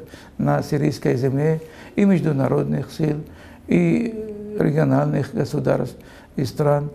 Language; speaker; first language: Russian; non-native, fluent; Arabic